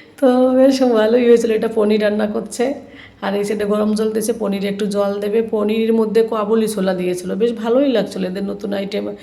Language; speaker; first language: Bangla; native; Bangla